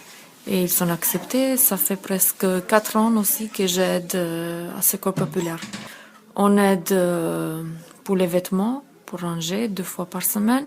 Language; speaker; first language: French; non-native, learner; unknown